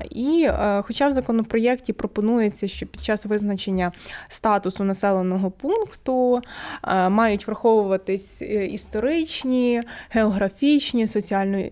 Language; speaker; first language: Ukrainian; native; Ukrainian